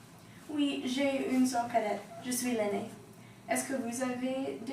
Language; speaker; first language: French; non-native, learner; English